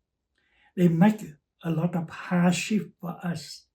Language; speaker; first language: English; non-native, learner; Chinese